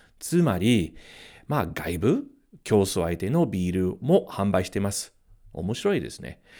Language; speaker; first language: Japanese; non-native, fluent; English